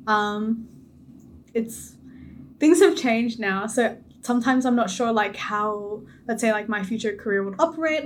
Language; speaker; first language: English; native; English